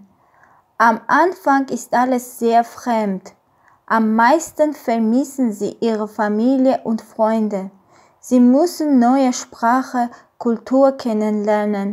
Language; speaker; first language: German; non-native, learner; Armenian